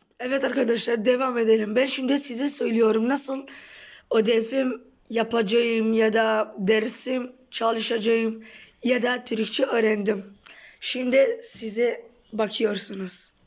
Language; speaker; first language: Turkish; non-native, learner; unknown